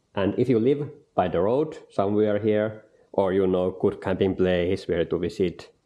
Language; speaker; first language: English; non-native, learner; Finnish